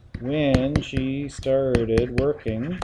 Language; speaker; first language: English; native; English